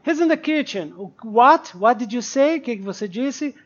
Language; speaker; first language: English; non-native, fluent; Portuguese